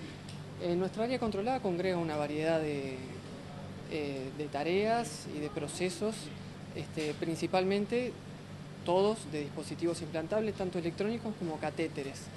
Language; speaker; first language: Spanish; native; Spanish